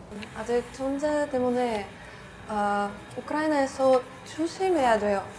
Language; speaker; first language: Korean; non-native, learner; Ukrainian